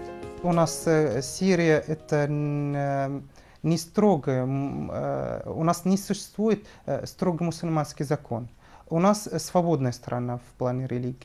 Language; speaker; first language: Russian; non-native, fluent; Arabic